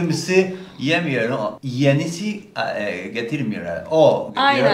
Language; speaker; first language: Turkish; non-native, learner; Spanish